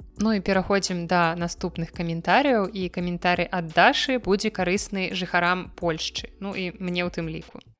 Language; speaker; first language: Belarusian; non-native, local second language; Russian